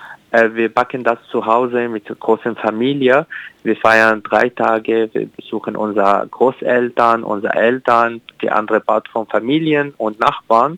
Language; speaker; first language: German; non-native, learner; Arabic